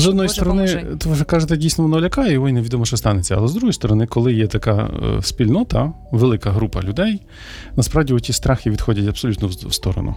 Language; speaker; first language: Ukrainian; native; Ukrainian